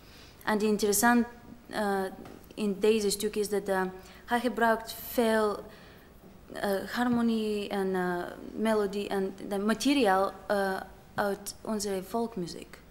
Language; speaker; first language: Dutch; non-native, learner; Bulgarian